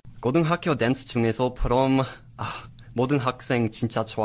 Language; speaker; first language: Korean; non-native, learner; English